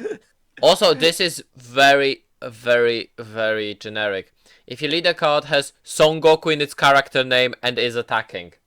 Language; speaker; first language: English; native; English